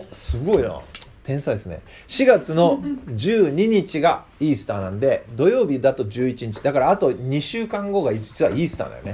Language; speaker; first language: Japanese; native; Japanese